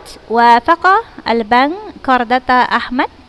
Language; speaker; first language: Arabic; non-native, fluent; Indonesian